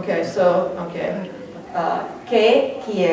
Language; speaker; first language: Spanish; non-native, fluent; English